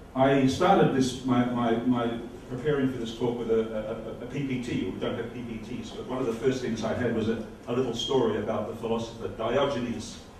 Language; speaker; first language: English; non-native, fluent; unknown